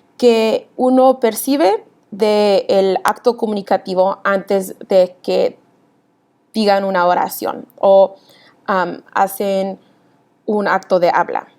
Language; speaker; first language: Spanish; early bilingual, heritage; Spanish